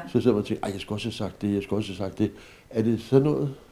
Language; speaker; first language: Danish; native; Danish